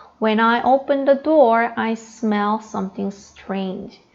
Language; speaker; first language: English; non-native, fluent; Korean